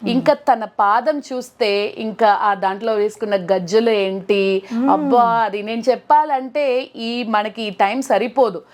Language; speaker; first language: Telugu; non-native, local second language; Tamil